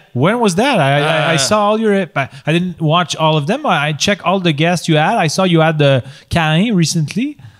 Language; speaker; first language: English; non-native, fluent; French